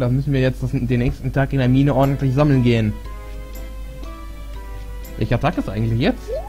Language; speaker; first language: German; native; German